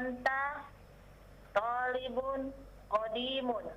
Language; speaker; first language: Arabic; non-native, learner; Indonesian